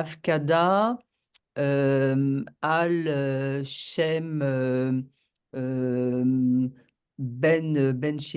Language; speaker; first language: Hebrew; non-native, learner; French